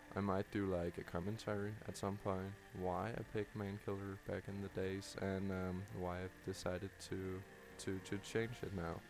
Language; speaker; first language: English; non-native, fluent; Danish